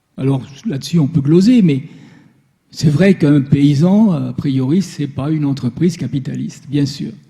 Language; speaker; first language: French; native; French